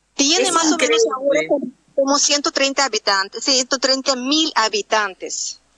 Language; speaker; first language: Spanish; non-native, fluent; Russian